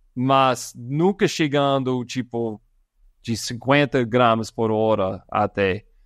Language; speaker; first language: Portuguese; non-native, fluent; English